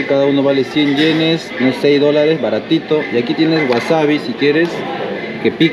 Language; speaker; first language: Spanish; native; Spanish